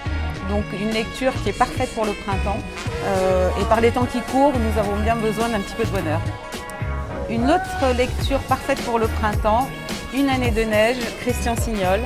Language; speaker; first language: French; native; French